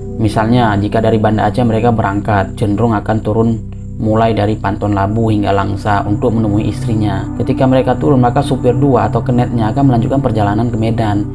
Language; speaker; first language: Indonesian; non-native, local second language; Achinese